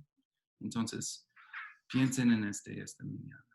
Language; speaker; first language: Spanish; non-native, fluent; English